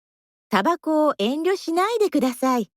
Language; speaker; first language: Japanese; non-native, learner; Indonesian